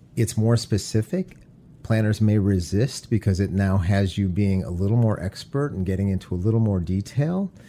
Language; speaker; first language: English; native; English